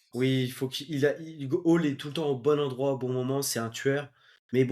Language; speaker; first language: French; native; French